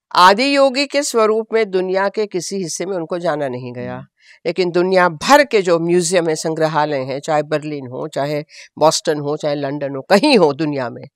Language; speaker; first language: Hindi; non-native, local second language; Gujarati